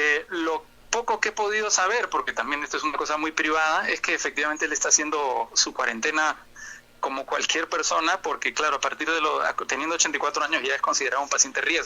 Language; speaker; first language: Spanish; native; Spanish